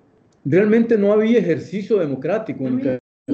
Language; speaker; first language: Spanish; native; Spanish